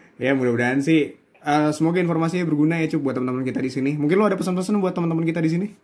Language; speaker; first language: Indonesian; native; Indonesian